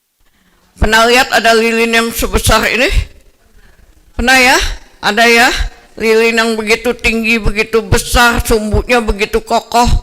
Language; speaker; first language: Indonesian; native; Indonesian